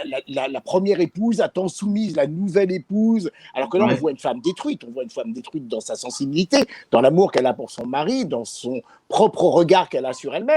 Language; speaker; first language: French; native; French